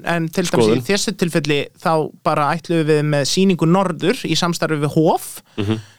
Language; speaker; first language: Icelandic; native; Icelandic